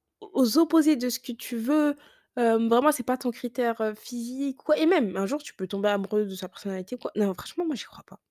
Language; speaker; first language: French; early bilingual, other home language; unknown